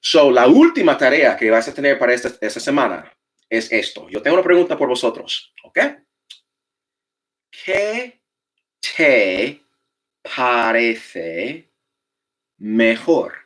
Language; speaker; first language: Spanish; non-native, fluent; English